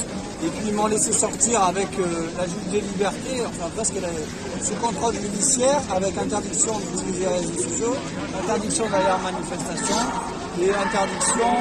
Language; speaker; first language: French; native; French